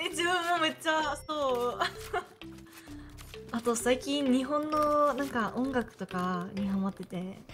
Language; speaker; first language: Japanese; early bilingual, heritage; Japanese